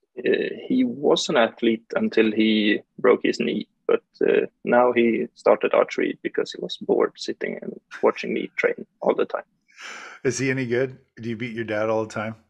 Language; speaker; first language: English; non-native, fluent; Swedish